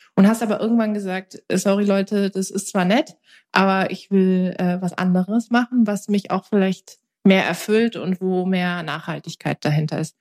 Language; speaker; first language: German; early bilingual, other home language; Turkish